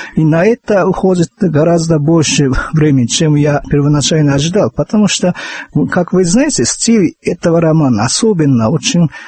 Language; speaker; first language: Russian; non-native, fluent; Japanese